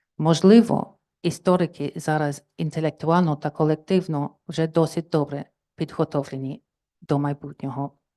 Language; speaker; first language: Ukrainian; non-native, fluent; English